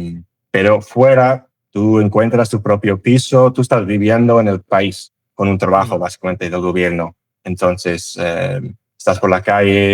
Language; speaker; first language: Spanish; non-native, fluent; English